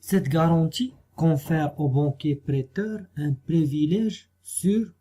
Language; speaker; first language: French; non-native, local second language; Arabic